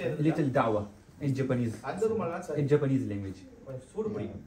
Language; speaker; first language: English; non-native, learner; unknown